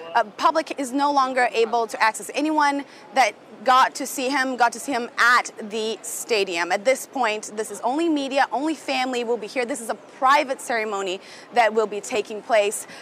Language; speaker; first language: English; non-native, fluent; Portuguese